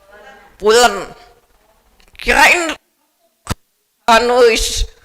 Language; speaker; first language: Indonesian; native; Indonesian